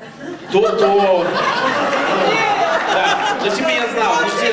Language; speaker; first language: Russian; non-native, learner; Latvian